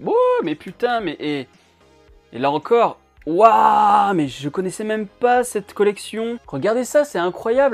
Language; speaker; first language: French; native; French